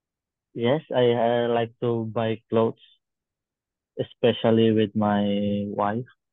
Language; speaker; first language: English; non-native, learner; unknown